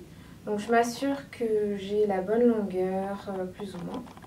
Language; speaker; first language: French; native; French